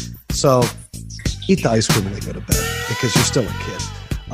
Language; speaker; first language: English; native; English